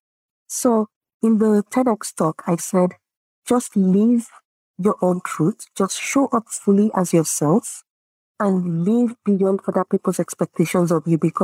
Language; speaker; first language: English; non-native, local second language; Yoruba